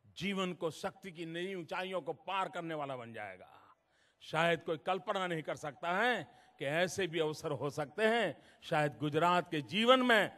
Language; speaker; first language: Hindi; non-native, local second language; Gujarati